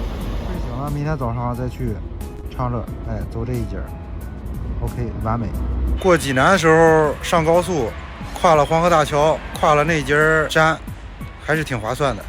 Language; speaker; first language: Chinese; native; Chinese